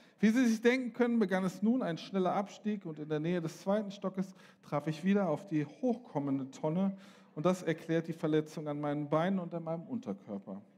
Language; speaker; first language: German; native; German